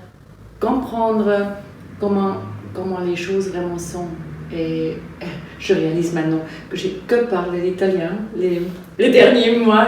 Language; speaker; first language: French; non-native, fluent; German